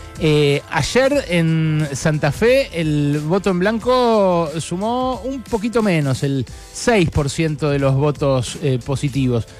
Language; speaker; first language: Spanish; native; Spanish